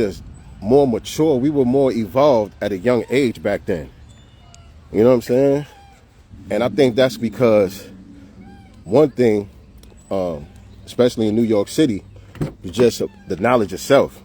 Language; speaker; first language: English; native; English